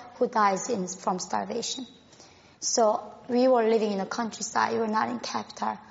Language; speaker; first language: English; non-native, fluent; Korean